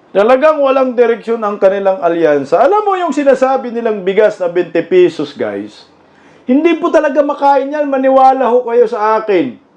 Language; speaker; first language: Filipino; non-native, local second language; Cebuano